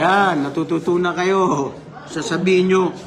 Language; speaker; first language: Filipino; non-native, local second language; Maranao